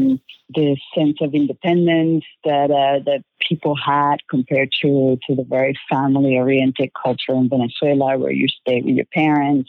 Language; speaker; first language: English; non-native, fluent; Spanish